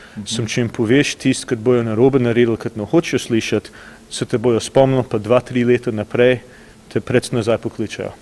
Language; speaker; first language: Slovenian; early bilingual, heritage; English